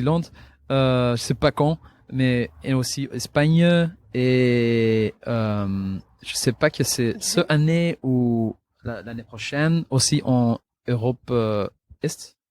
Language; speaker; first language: French; non-native, local second language; Dutch